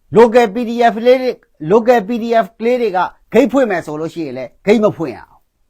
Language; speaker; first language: Burmese; non-native, local second language; Kachin